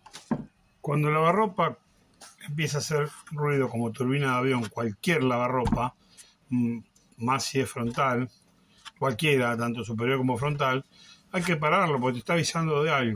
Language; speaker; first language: Spanish; native; Spanish